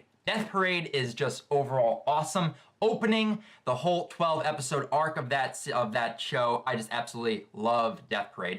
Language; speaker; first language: English; native; English